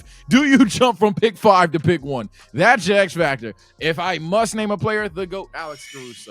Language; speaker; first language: English; native; English